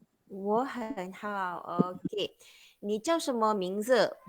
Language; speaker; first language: Chinese; non-native, local second language; Malay